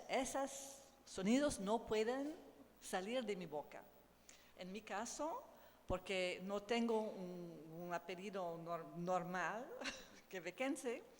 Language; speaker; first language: Spanish; non-native, learner; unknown